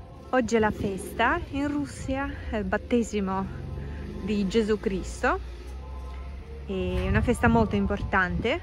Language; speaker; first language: Italian; non-native, fluent; Russian